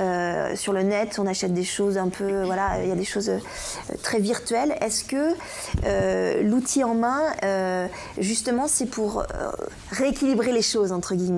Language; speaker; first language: French; native; French